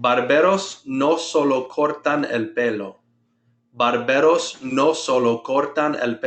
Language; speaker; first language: Spanish; non-native, fluent; English